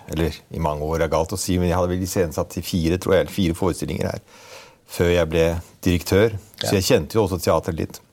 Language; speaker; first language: Norwegian; native; Norwegian